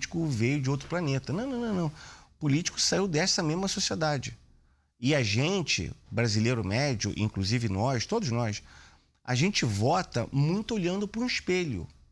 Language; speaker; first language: Portuguese; native; Portuguese